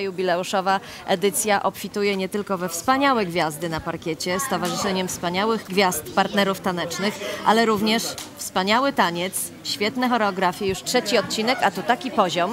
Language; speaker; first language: Polish; native; Polish